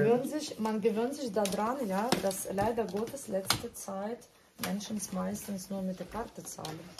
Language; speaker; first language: German; non-native, fluent; Russian